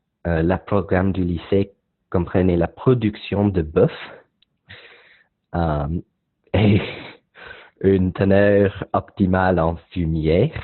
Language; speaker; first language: French; non-native, learner; English